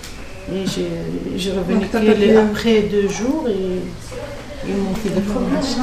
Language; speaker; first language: French; non-native, learner; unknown